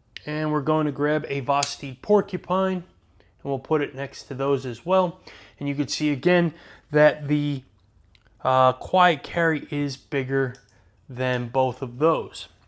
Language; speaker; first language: English; native; English